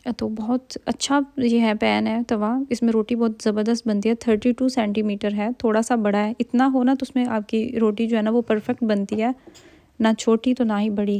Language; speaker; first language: Urdu; native; Urdu